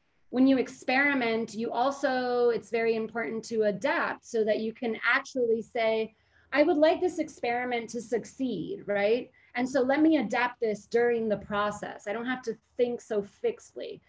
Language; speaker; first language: English; early bilingual, other home language; Spanish